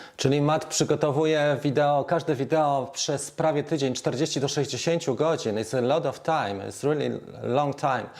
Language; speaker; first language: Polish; native; Polish